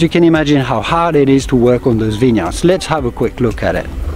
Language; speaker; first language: English; non-native, fluent; French